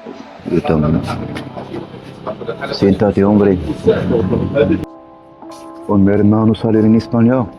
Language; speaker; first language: Spanish; non-native, learner; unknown